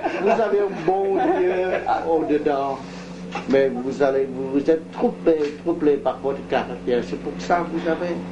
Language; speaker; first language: French; non-native, local second language; Vietnamese